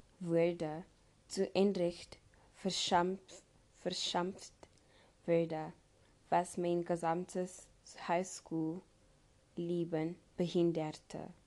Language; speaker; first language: German; non-native, learner; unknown